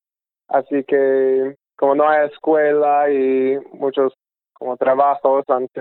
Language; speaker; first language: Spanish; non-native, fluent; English